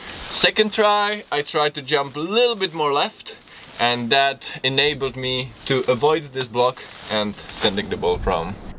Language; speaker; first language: English; non-native, fluent; Czech